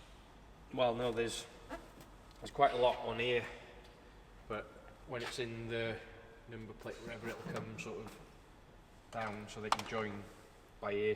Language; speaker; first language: English; native; English